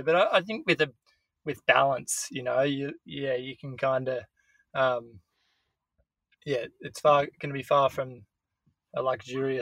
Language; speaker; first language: English; native; English